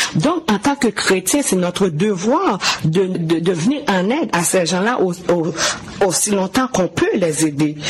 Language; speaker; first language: French; non-native, local second language; Haitian Creole